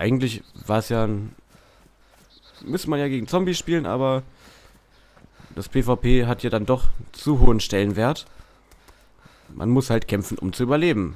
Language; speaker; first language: German; native; German